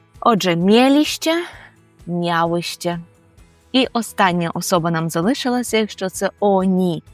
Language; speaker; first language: Polish; non-native, fluent; Ukrainian